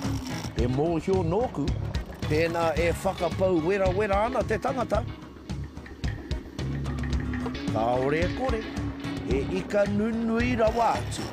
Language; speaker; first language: Māori; non-native, local second language; English